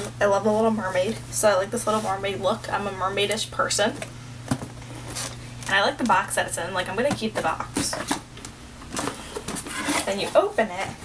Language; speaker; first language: English; native; English